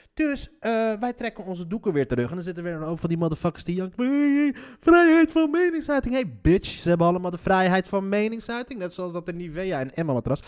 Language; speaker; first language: Dutch; early bilingual, other home language; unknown